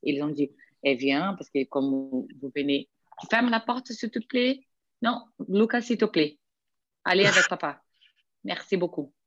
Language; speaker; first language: French; non-native, fluent; Portuguese